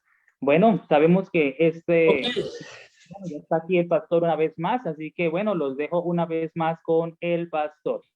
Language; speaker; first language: Spanish; native; Spanish